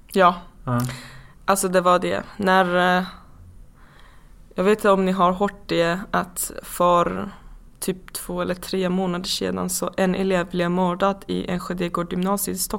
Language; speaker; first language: Swedish; non-native, fluent; Persian